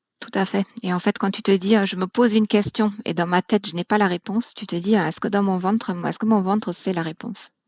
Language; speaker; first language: French; non-native, fluent; German